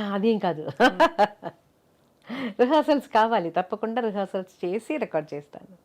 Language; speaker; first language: Telugu; non-native, local second language; Malayalam